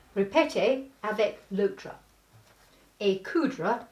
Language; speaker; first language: French; non-native, learner; English